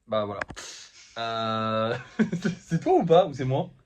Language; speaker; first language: French; native; French